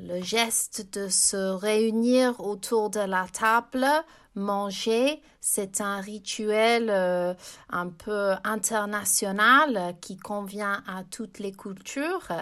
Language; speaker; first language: French; non-native, fluent; English